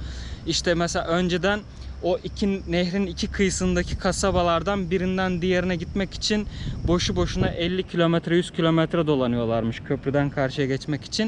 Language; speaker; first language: Turkish; native; Turkish